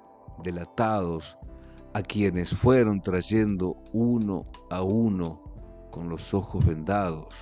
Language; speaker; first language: Spanish; native; Spanish